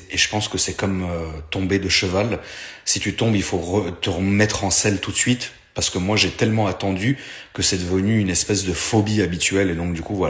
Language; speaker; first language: French; native; French